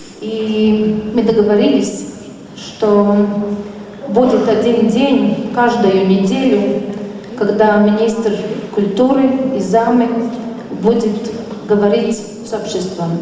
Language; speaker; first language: Russian; non-native, local second language; Latvian